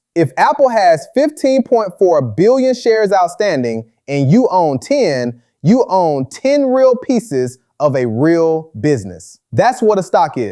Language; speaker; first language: English; native; English